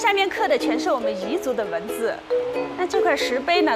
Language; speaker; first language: Chinese; native; Chinese